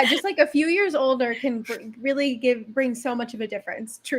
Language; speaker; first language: English; native; English